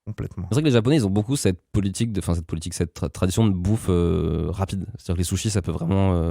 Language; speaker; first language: French; native; French